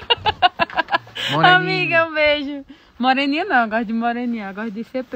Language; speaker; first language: Portuguese; native; Portuguese